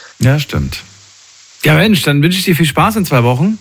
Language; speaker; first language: German; native; German